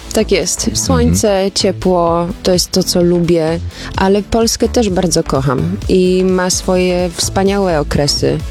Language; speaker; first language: Polish; early bilingual, heritage; Polish